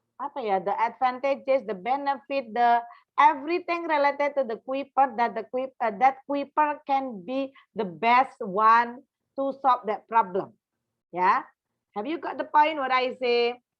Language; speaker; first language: English; non-native, fluent; Indonesian